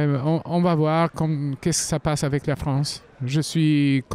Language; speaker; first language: French; non-native, fluent; Albanian